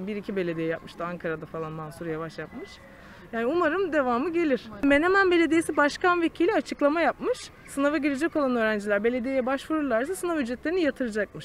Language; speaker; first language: Turkish; native; Turkish